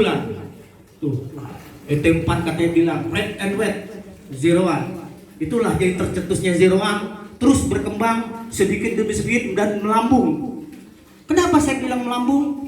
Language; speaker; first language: Indonesian; native; Indonesian